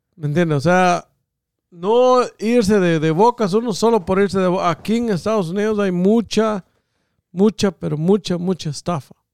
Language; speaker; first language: Spanish; native; Spanish